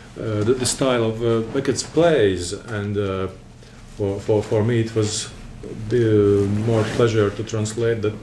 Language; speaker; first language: English; non-native, fluent; Latvian